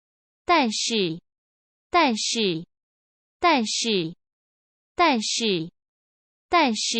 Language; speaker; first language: Chinese; non-native, learner; Urdu